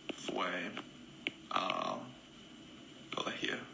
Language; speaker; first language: Spanish; non-native, fluent; English